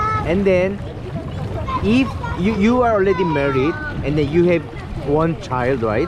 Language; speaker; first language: English; non-native, learner; Korean